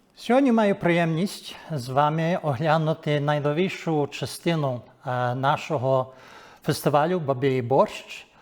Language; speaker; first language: Ukrainian; early bilingual, heritage; Ukrainian